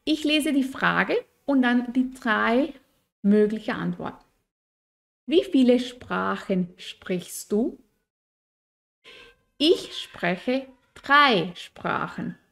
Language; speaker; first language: German; non-native, fluent; Spanish